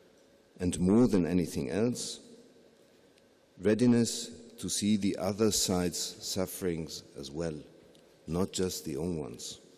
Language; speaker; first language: English; non-native, fluent; German